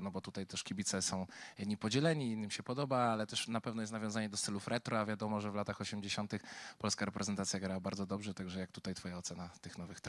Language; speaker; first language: Polish; native; Polish